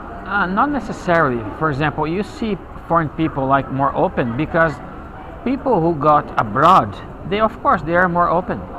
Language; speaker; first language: English; non-native, fluent; Portuguese